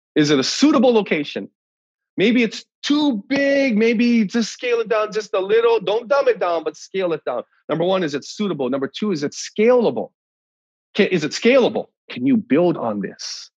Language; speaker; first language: English; native; English